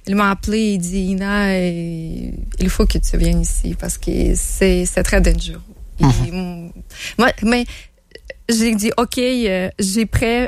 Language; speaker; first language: French; non-native, learner; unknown